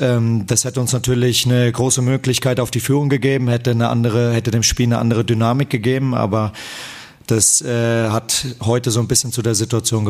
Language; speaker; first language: German; native; German